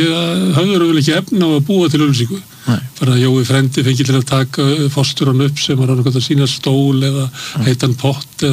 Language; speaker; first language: Icelandic; native; Icelandic